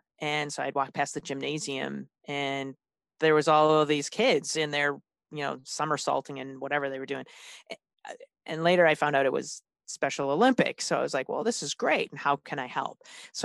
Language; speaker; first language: English; native; English